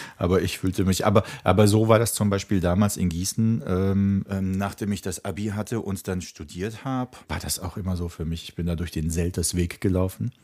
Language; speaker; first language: German; early bilingual, other home language; Czech